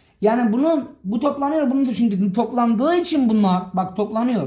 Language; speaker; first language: Turkish; native; Turkish